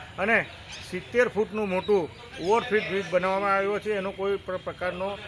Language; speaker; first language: Gujarati; native; Gujarati